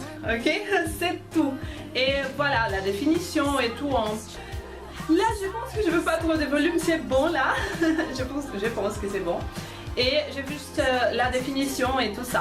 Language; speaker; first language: French; non-native, fluent; Portuguese